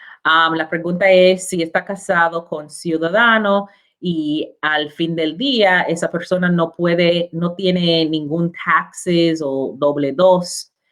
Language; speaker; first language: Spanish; non-native, learner; English